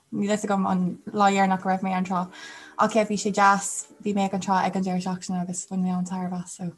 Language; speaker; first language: Irish; non-native, local second language; English